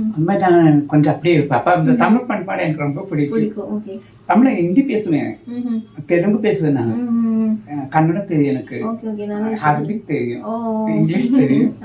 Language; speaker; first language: Tamil; non-native, local second language; Malayalam